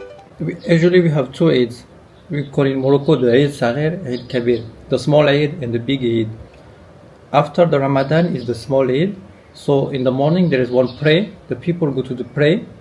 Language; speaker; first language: English; non-native, learner; Arabic